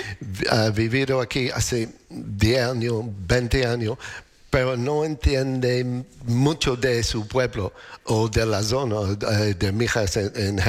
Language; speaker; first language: Spanish; non-native, fluent; English